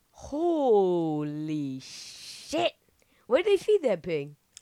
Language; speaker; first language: English; native; English